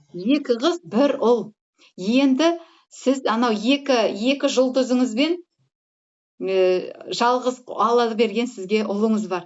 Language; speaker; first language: Kazakh; non-native, local second language; Russian